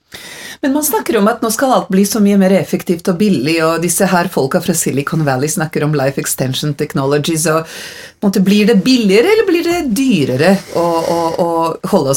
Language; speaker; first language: Norwegian; native; Norwegian